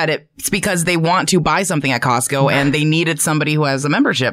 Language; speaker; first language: English; early bilingual, other home language; Chinese